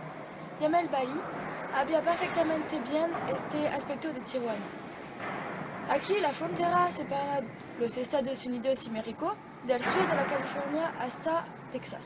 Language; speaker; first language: Spanish; non-native, learner; French